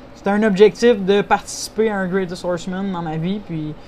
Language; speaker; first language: French; native; French